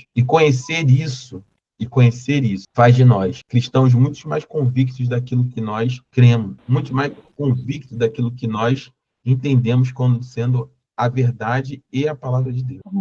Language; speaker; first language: Portuguese; native; Portuguese